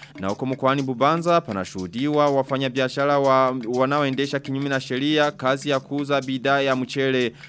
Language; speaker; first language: Swahili; non-native, local second language; Rundi